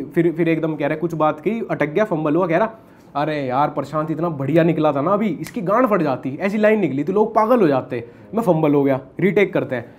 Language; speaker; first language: Hindi; native; Hindi